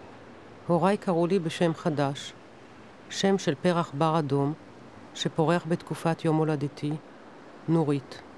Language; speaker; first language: Hebrew; non-native, local second language; German